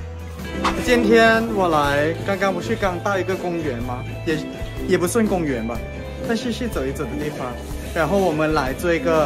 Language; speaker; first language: Chinese; non-native, fluent; Thai